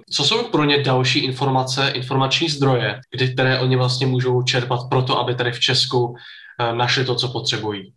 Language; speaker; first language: Czech; native; Czech